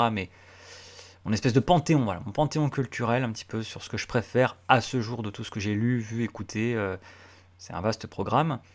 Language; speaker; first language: French; native; French